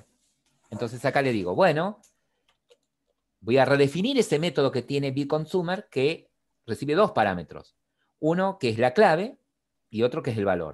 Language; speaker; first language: Spanish; native; Spanish